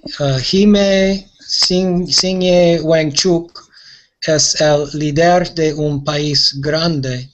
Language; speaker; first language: Spanish; non-native, learner; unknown